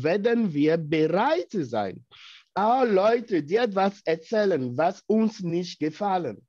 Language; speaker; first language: German; non-native, fluent; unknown